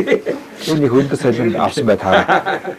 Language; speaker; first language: Mongolian; native; Mongolian